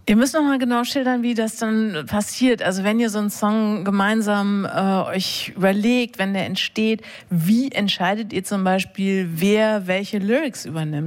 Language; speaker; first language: German; native; German